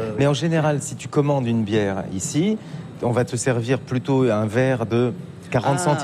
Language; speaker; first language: French; native; French